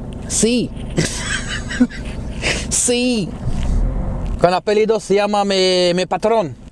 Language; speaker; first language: Spanish; non-native, learner; French